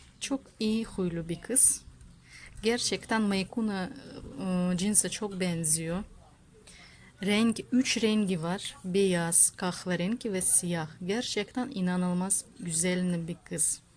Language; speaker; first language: Turkish; non-native, learner; Russian